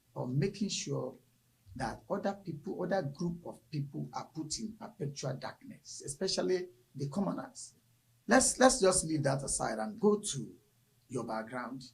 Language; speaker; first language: English; non-native, local second language; Yoruba